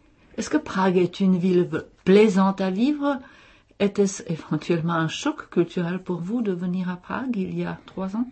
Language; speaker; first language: French; non-native, fluent; Czech